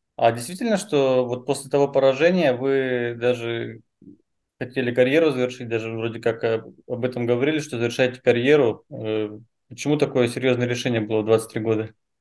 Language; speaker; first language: Russian; native; Russian